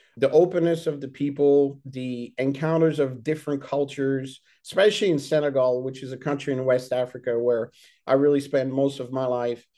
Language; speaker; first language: English; early bilingual, other home language; French